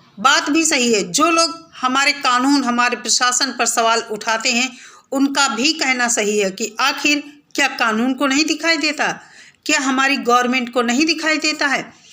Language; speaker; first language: Hindi; native; Hindi